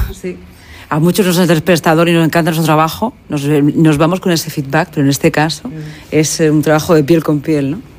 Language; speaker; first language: Spanish; native; Spanish